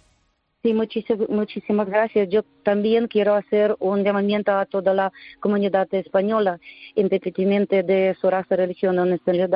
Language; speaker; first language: Spanish; non-native, learner; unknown